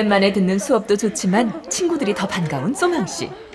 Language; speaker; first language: Korean; native; Korean